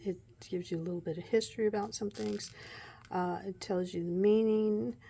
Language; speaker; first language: English; native; English